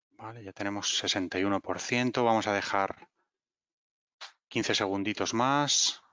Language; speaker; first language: Spanish; native; Spanish